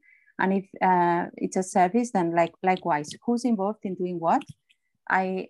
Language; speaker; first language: English; non-native, fluent; Spanish